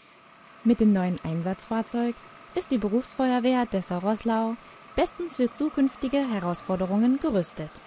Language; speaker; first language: German; native; German